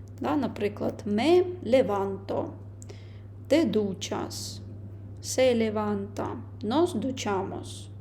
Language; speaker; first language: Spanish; non-native, fluent; Ukrainian